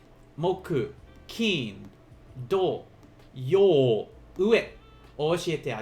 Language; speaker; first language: Japanese; non-native, learner; English